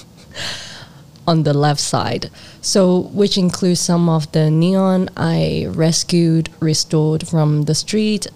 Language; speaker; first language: English; non-native, local second language; Cantonese